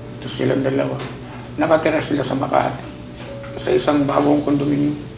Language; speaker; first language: Filipino; non-native, local second language; Waray